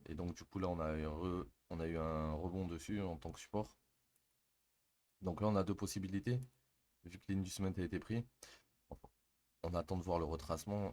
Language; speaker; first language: French; native; French